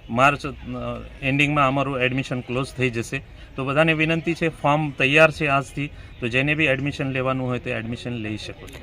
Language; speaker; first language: Gujarati; non-native, local second language; Marathi